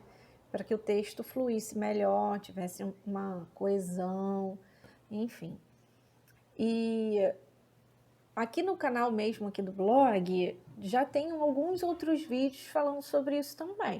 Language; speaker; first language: Portuguese; native; Portuguese